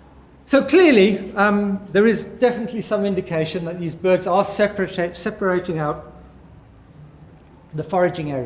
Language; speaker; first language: English; native; English